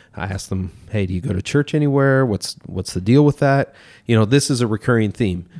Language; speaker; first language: English; native; English